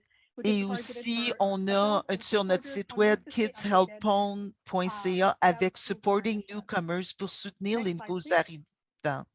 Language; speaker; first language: French; non-native, fluent; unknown